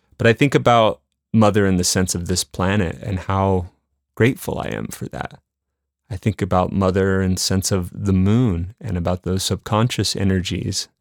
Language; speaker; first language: English; native; English